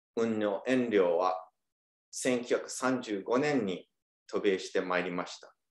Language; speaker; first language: Japanese; early bilingual, heritage; Japanese